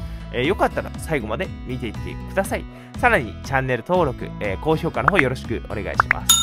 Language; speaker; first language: Japanese; native; Japanese